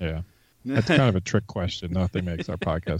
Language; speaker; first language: English; native; English